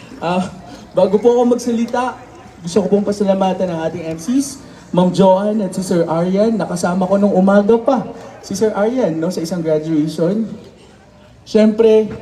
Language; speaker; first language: Filipino; native; Filipino